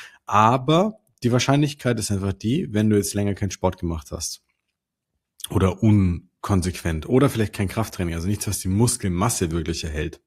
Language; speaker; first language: German; native; German